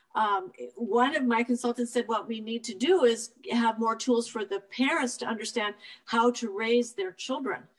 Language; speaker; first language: English; native; English